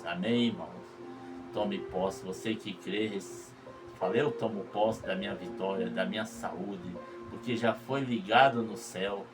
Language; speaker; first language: Portuguese; native; Portuguese